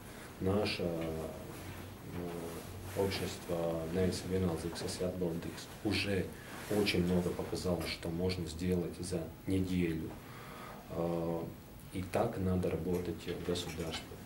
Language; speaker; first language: Russian; non-native, local second language; Latvian